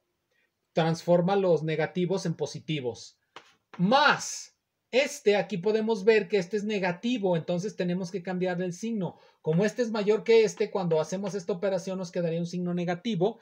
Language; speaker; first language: Spanish; native; Spanish